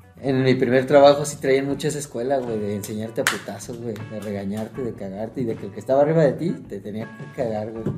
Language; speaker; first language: Spanish; native; Spanish